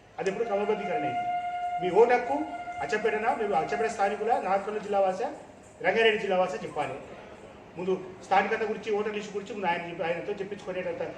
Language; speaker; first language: Telugu; native; Telugu